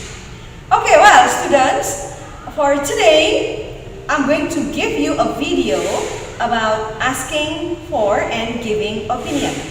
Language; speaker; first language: English; non-native, fluent; Indonesian